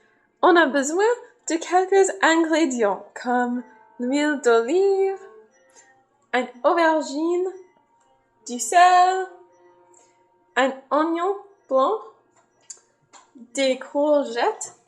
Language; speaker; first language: French; non-native, learner; English